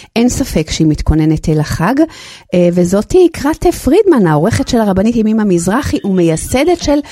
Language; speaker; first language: Hebrew; native; Hebrew